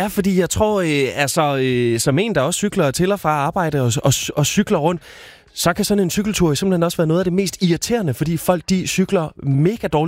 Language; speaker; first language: Danish; native; Danish